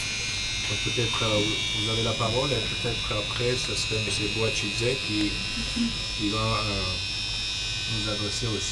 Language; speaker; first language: French; non-native, fluent; Georgian